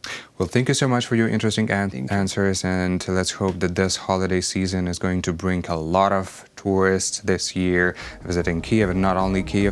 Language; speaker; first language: English; non-native, fluent; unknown